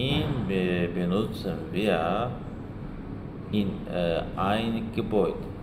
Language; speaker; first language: German; non-native, fluent; Azerbaijani